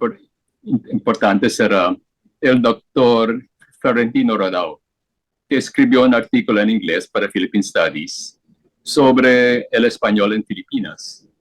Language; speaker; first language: Spanish; non-native, fluent; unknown